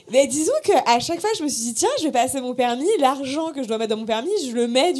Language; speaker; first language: French; native; French